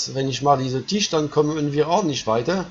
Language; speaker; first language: German; non-native, fluent; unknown